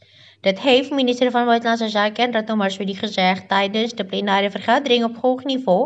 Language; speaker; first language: Dutch; non-native, learner; Indonesian